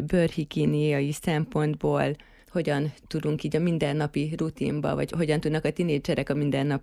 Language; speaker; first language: Hungarian; native; Hungarian